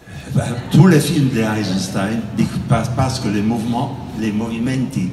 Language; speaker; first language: French; non-native, fluent; Italian